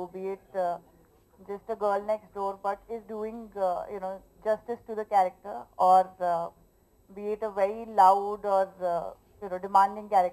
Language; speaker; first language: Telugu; non-native, local second language; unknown